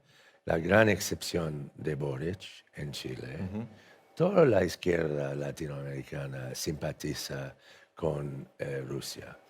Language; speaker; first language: Spanish; non-native, fluent; English